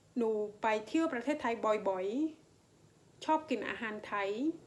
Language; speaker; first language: Thai; non-native, learner; Khmer